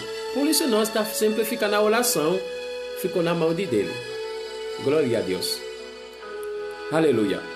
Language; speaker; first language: Portuguese; non-native, learner; Haitian Creole